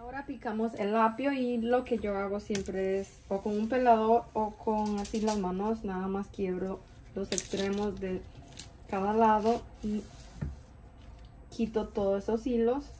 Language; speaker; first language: Spanish; native; Spanish